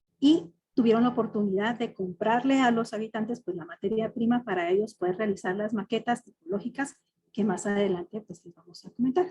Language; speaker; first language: Spanish; native; Spanish